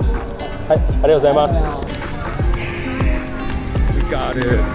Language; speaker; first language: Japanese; early bilingual, heritage; English